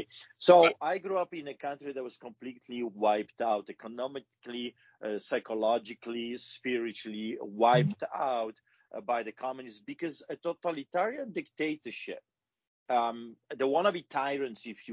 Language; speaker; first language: English; non-native, fluent; Polish